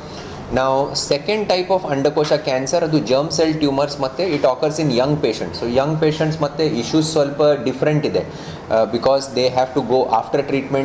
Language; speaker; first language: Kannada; non-native, learner; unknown